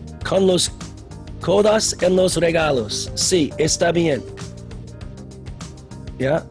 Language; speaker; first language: Spanish; non-native, learner; English